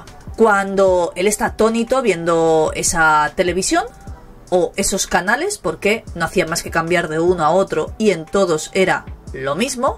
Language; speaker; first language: Spanish; native; Spanish